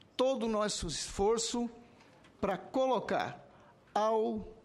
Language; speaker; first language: Portuguese; native; Portuguese